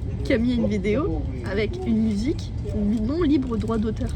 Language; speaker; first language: French; native; French